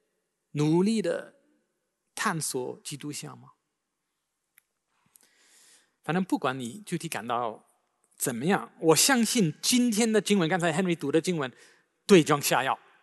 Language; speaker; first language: Chinese; native; Chinese